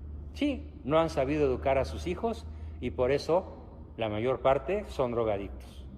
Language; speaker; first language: Spanish; native; Spanish